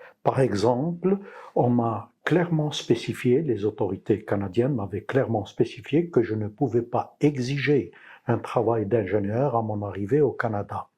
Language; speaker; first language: French; non-native, local second language; Arabic